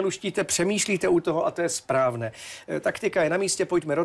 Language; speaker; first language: Czech; native; Czech